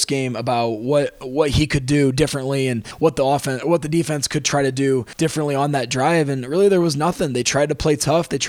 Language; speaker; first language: English; native; English